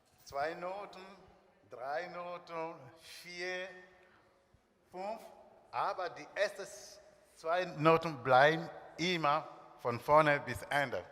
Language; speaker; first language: German; non-native, learner; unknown